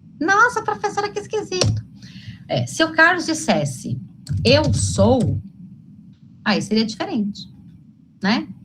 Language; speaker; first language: Portuguese; native; Portuguese